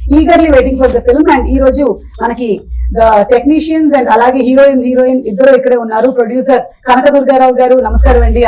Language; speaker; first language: Telugu; non-native, local second language; Malayalam